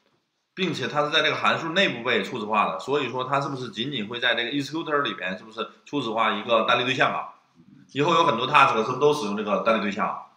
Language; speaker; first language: Chinese; native; Chinese